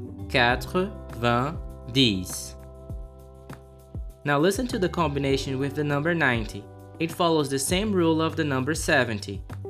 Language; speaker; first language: English; non-native, fluent; Portuguese